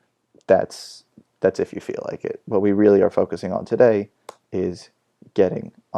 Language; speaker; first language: English; native; English